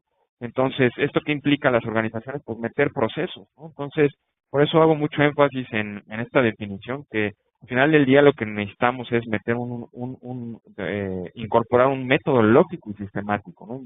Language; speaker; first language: Spanish; native; Spanish